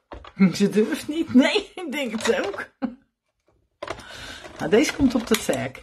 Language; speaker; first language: Dutch; native; Dutch